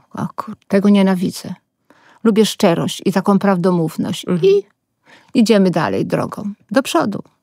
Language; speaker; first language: Polish; native; Polish